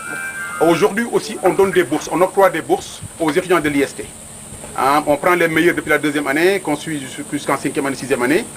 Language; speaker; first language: French; non-native, local second language; Wolof